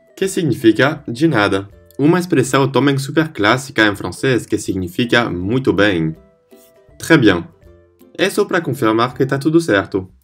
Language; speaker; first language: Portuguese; non-native, fluent; French